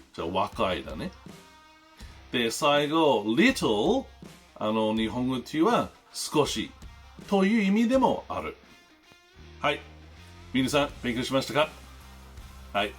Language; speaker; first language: Japanese; non-native, learner; English